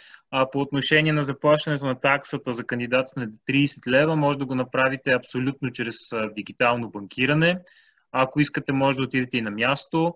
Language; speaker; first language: Bulgarian; native; Bulgarian